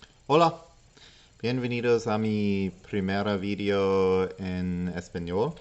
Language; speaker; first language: Spanish; non-native, learner; English